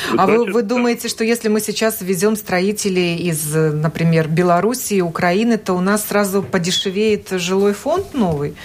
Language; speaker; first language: Russian; native; Russian